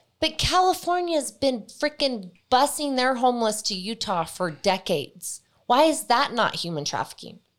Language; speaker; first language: English; native; English